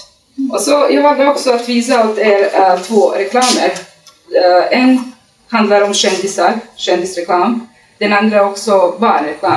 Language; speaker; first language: Swedish; non-native, learner; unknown